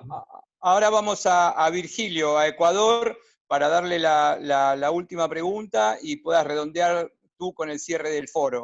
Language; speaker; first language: Spanish; native; Spanish